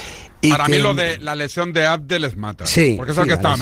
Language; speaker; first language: Spanish; native; Spanish